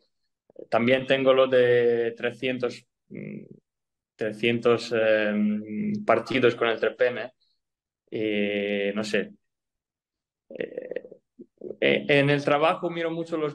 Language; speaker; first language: Spanish; non-native, fluent; Italian